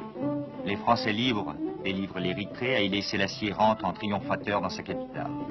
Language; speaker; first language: French; native; French